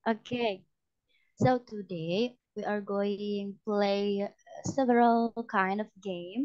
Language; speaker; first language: English; non-native, fluent; Indonesian